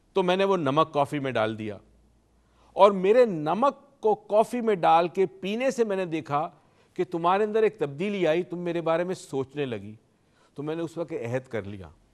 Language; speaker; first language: Urdu; native; Urdu